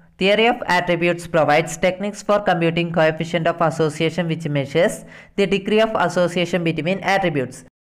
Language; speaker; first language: English; non-native, local second language; Malayalam